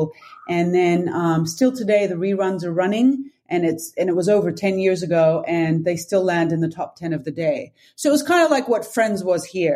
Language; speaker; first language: English; native; English